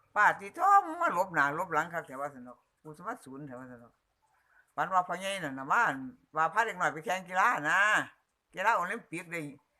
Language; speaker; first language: Thai; native; Thai